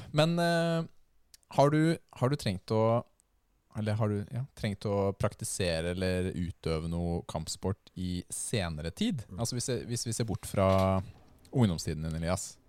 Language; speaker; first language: Norwegian; native; Norwegian